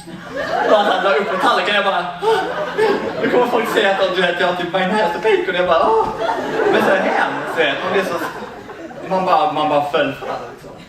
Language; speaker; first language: Swedish; native; Swedish